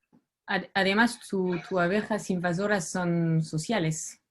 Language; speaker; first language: Spanish; non-native, fluent; French